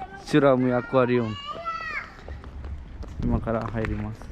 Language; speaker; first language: Japanese; non-native, fluent; Indonesian